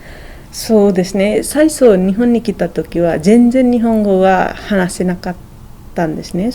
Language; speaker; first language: Japanese; non-native, fluent; Nepali